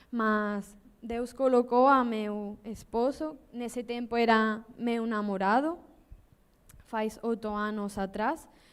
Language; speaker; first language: Portuguese; non-native, learner; Spanish